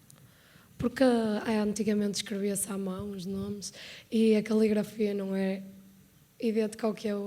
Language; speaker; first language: Portuguese; native; Portuguese